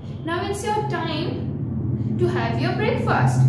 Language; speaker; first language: English; non-native, local second language; Gujarati